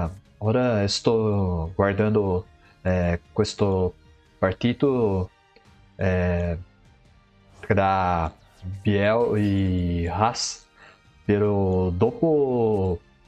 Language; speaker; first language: Italian; non-native, learner; Portuguese